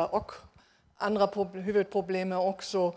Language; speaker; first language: Swedish; non-native, fluent; German